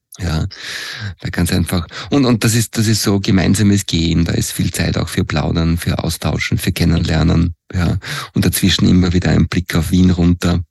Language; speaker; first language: German; native; German